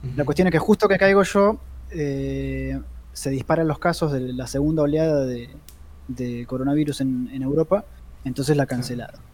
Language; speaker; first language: Spanish; native; Spanish